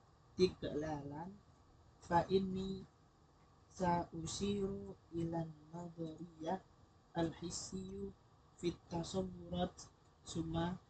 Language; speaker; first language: Arabic; non-native, learner; Indonesian